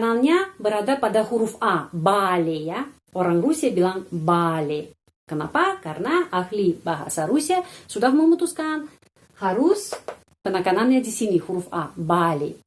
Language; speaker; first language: Indonesian; non-native, fluent; Russian